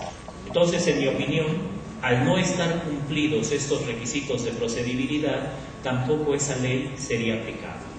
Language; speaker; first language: Spanish; native; Spanish